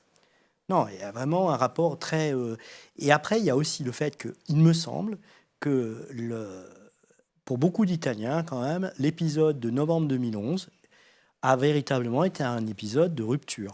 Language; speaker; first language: French; native; French